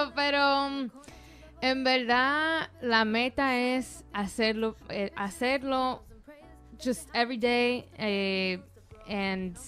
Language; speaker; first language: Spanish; early bilingual, heritage; Spanish